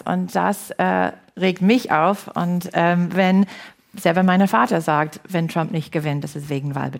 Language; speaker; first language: German; non-native, fluent; English